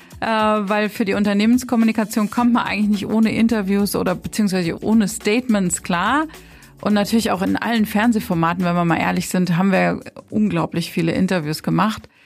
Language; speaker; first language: German; native; German